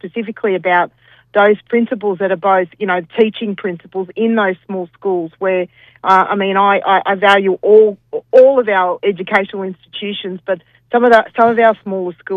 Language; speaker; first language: English; native; English